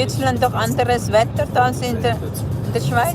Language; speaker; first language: German; non-native, fluent; Cebuano